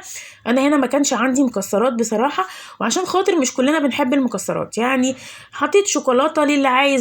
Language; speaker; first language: Arabic; native; Arabic